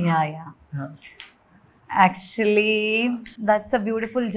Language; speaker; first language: Telugu; non-native, learner; Malayalam